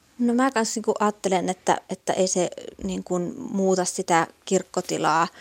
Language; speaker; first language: Finnish; native; Finnish